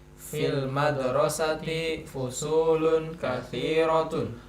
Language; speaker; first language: Arabic; non-native, learner; Indonesian